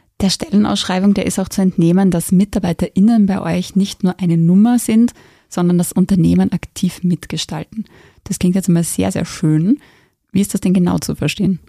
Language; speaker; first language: German; native; German